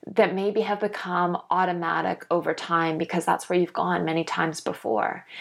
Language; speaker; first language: English; native; English